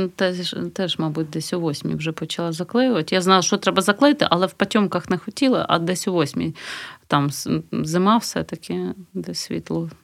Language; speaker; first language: Ukrainian; native; Ukrainian